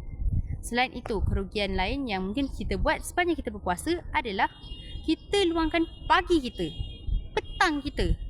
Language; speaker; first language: Malay; native; Malay